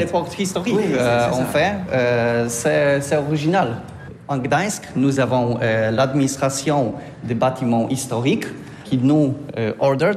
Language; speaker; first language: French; non-native, learner; Polish